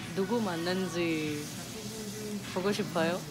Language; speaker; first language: Korean; non-native, fluent; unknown